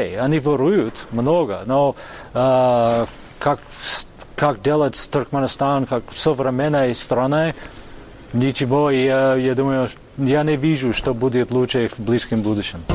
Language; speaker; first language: Russian; non-native, fluent; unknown